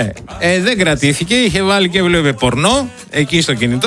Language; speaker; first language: Greek; native; Greek